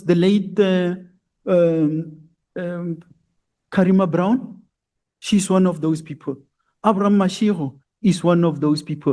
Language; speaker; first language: English; non-native, local second language; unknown